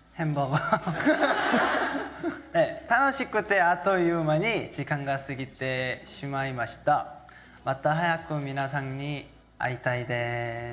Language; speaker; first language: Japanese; non-native, learner; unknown